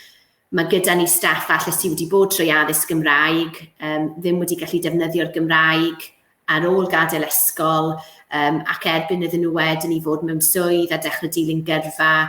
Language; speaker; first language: Welsh; native; Welsh